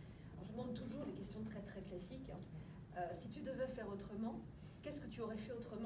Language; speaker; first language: French; native; French